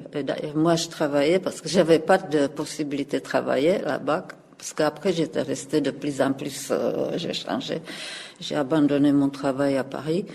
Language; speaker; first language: French; non-native, fluent; Czech